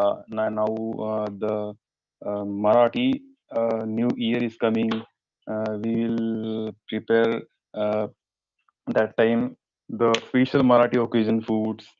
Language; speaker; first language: English; non-native, learner; Marathi